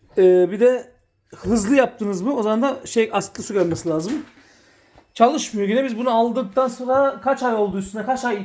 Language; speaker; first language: Turkish; early bilingual, heritage; Turkish